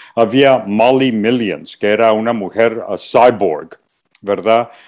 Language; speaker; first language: Spanish; early bilingual, heritage; Spanish